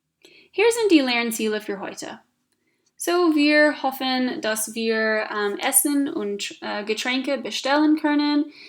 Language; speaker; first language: German; non-native, fluent; English